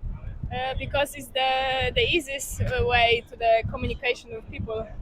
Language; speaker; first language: English; non-native, learner; Polish